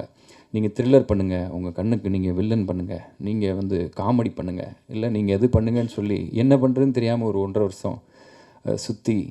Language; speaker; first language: Tamil; native; Tamil